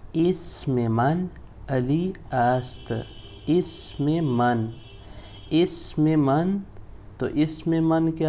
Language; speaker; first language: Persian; non-native, fluent; Urdu